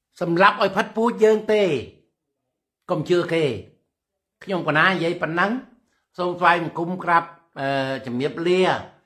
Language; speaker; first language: Khmer; native; Khmer